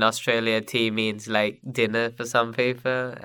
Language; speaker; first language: English; non-native, local second language; Sinhala